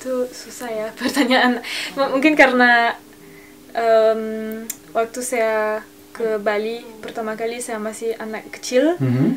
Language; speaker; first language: Indonesian; non-native, learner; French